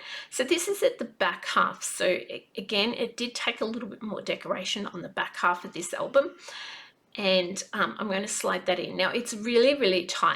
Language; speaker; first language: English; native; English